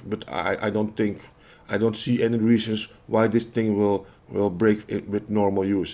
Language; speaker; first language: English; non-native, fluent; Dutch